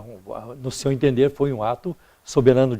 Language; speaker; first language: Portuguese; native; Portuguese